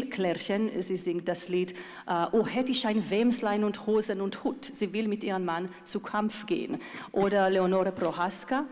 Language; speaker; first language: German; non-native, fluent; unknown